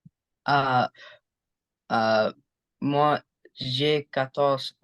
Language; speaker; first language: French; non-native, learner; English